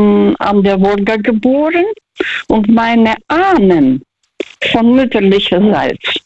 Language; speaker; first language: German; early bilingual, other home language; Russian